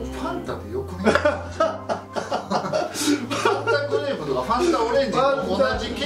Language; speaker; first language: Japanese; native; Japanese